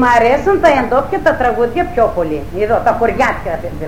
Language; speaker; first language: Greek; native; Greek